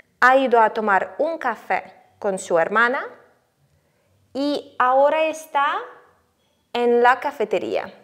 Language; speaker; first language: Spanish; non-native, fluent; Ukrainian